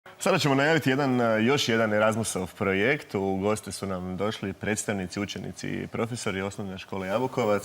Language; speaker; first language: Croatian; native; Croatian